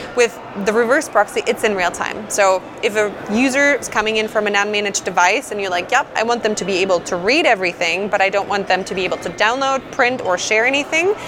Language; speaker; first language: English; non-native, fluent; German